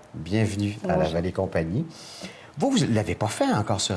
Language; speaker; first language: French; native; French